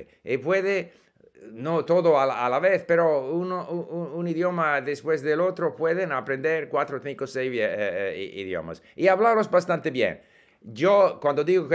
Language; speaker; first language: Spanish; non-native, fluent; English